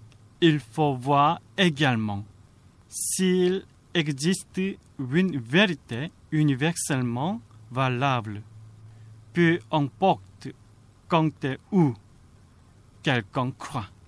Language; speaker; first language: French; non-native, fluent; Korean